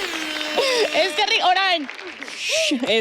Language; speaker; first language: Basque; native; Basque